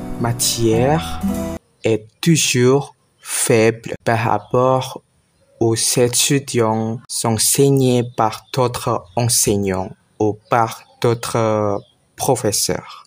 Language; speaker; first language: French; non-native, learner; Indonesian